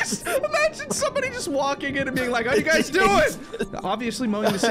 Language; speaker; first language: English; native; English